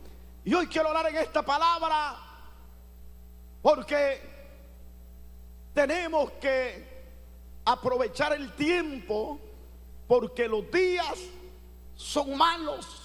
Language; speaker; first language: Spanish; native; Spanish